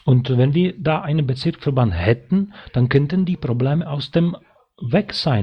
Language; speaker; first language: German; non-native, fluent; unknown